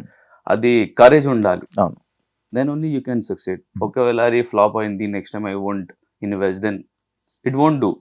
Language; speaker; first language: Telugu; non-native, learner; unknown